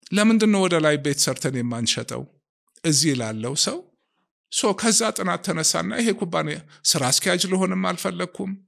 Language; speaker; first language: Amharic; native; Amharic